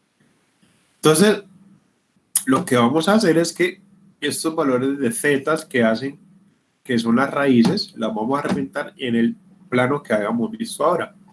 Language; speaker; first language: Spanish; native; Spanish